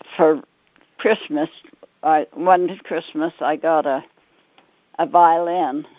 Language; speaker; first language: English; native; English